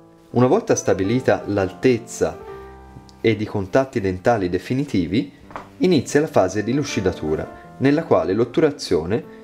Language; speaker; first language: Italian; native; Italian